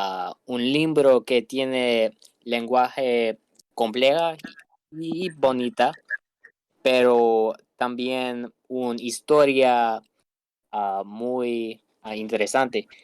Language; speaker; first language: Spanish; non-native, learner; English